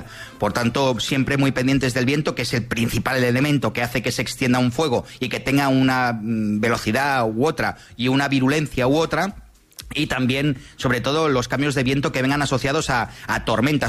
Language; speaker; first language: Spanish; native; Spanish